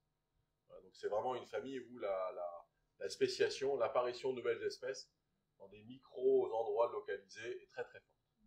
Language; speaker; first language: French; native; French